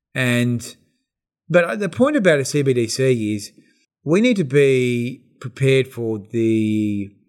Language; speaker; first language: English; native; English